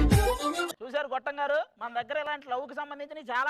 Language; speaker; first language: Telugu; native; Telugu